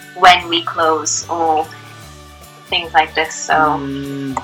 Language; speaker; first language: English; non-native, fluent; Japanese